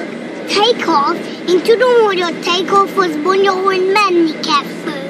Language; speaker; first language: Hungarian; early bilingual, heritage; Hungarian